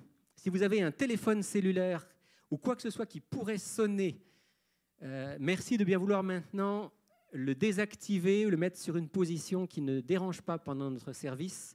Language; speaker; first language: French; native; French